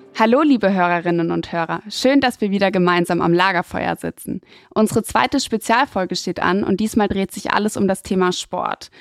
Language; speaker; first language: German; native; German